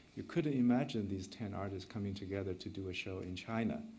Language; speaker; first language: English; non-native, fluent; Chinese